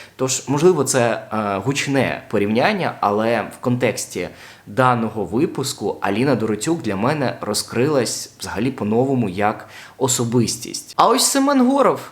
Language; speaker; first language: Ukrainian; non-native, local second language; Russian